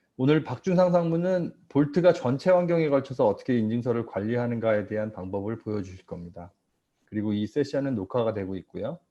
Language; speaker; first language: Korean; native; Korean